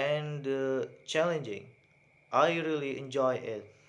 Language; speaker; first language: English; non-native, learner; Indonesian